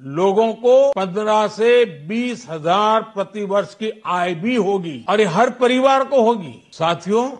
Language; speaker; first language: Hindi; non-native, local second language; Gujarati